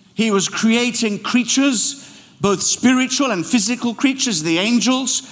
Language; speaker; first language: English; native; English